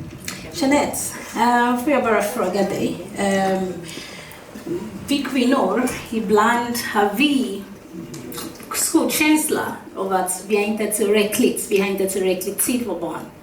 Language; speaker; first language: Swedish; non-native, fluent; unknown